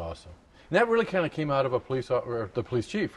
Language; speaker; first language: English; native; English